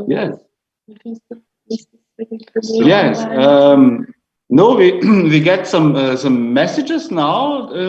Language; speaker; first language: English; non-native, learner; German